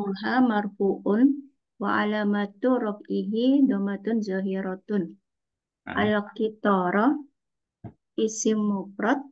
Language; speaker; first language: Arabic; non-native, learner; Indonesian